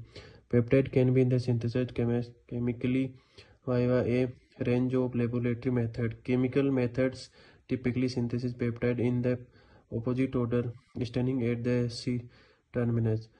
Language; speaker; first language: English; non-native, learner; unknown